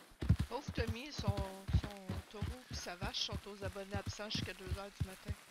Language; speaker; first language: French; native; French